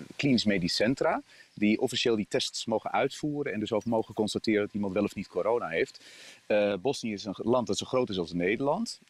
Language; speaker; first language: Dutch; native; Dutch